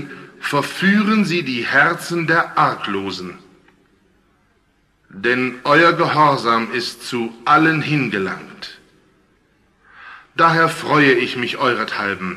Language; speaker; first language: German; native; German